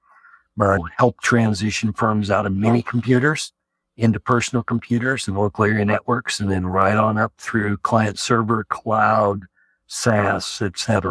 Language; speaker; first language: English; native; English